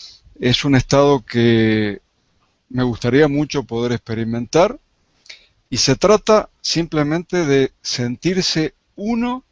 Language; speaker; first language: Spanish; native; Spanish